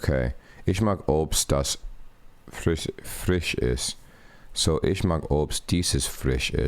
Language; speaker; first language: German; non-native, learner; English